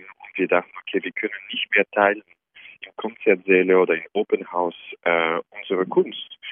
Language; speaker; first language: German; non-native, fluent; French